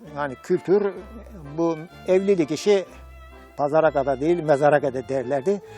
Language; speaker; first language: Turkish; native; Turkish